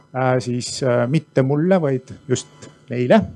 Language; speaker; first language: Estonian; native; Estonian